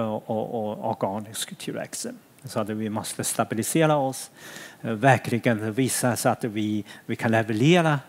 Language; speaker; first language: Swedish; non-native, fluent; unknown